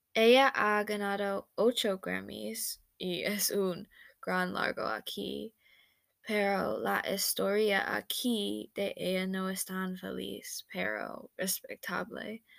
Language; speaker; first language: Spanish; non-native, learner; English